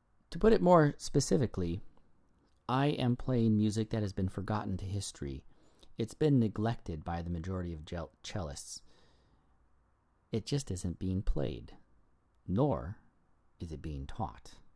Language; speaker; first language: English; native; English